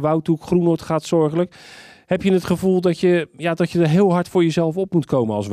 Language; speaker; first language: Dutch; native; Dutch